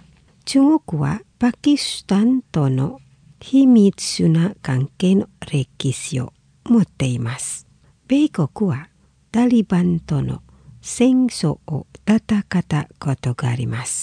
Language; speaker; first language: Japanese; non-native, fluent; Indonesian